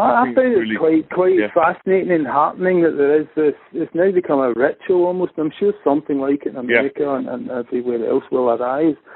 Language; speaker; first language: English; native; English